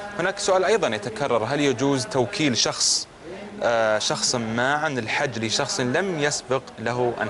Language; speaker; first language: Arabic; native; Arabic